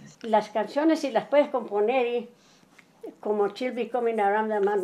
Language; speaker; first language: Spanish; native; Spanish